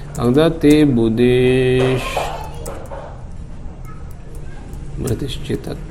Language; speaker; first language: Russian; non-native, learner; Javanese